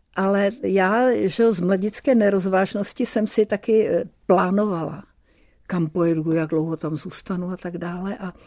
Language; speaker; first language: Czech; early bilingual, heritage; Czech